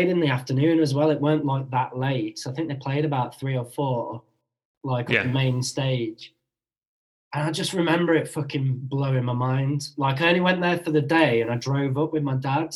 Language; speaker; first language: English; native; English